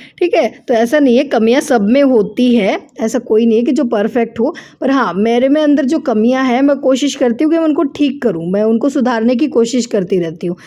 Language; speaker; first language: Hindi; native; Hindi